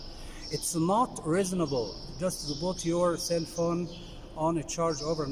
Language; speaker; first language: English; non-native, fluent; Arabic